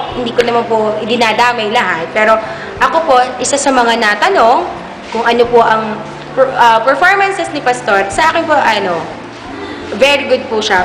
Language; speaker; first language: Filipino; native; Filipino